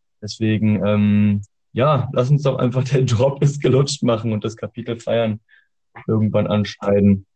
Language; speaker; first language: German; native; German